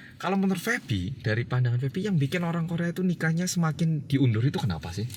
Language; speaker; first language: Indonesian; non-native, fluent; Korean